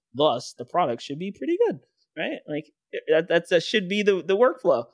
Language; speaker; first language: English; native; English